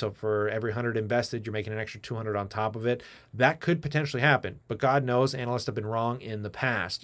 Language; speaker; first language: English; native; English